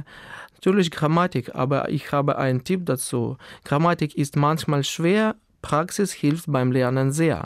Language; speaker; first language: German; non-native, fluent; Ukrainian